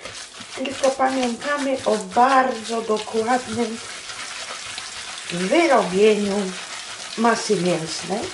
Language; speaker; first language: Polish; native; Polish